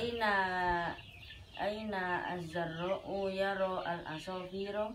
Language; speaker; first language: Arabic; non-native, learner; Indonesian